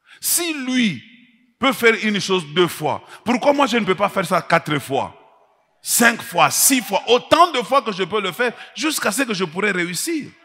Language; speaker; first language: French; non-native, local second language; Swahili